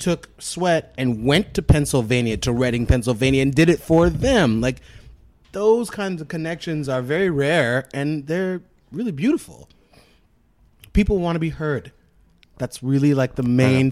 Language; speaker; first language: English; non-native, local second language; Shona